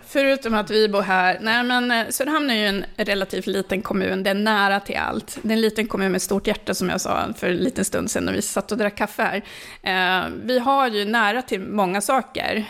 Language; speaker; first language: Swedish; early bilingual, other home language; Finnish